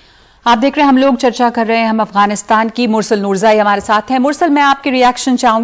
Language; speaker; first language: Hindi; native; Hindi